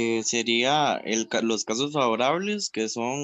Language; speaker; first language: Spanish; native; Spanish